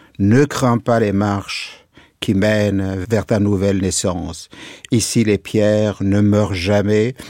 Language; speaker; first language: French; non-native, fluent; Kurdish